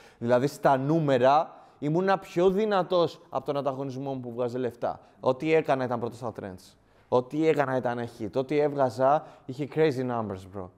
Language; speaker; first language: Greek; early bilingual, other home language; Albanian